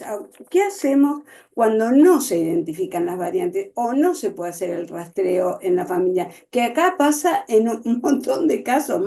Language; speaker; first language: Spanish; native; Spanish